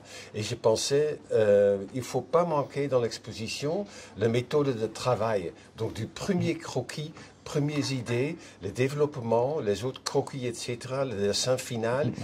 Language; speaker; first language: French; non-native, fluent; Dutch